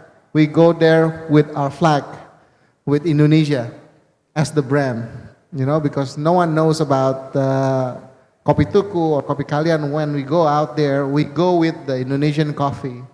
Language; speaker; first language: English; non-native, fluent; Indonesian